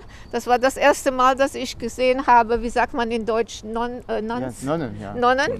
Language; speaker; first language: German; early bilingual, heritage; German